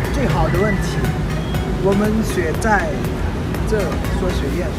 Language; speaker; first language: Chinese; non-native, learner; Lao